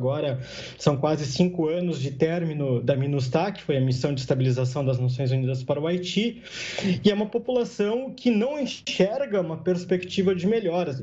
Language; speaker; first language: Portuguese; native; Portuguese